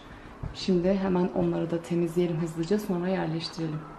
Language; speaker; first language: Turkish; native; Turkish